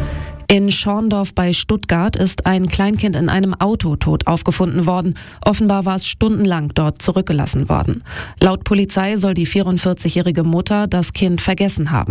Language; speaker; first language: German; native; German